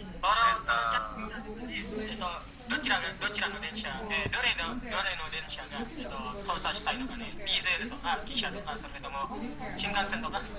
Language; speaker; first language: Japanese; non-native, learner; Indonesian